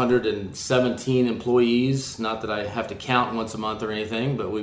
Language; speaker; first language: English; native; English